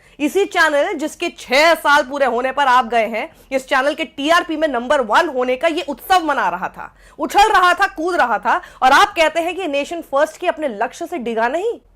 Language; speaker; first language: Hindi; native; Hindi